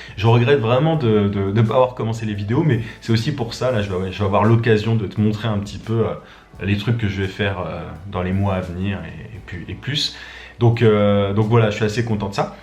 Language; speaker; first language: French; native; French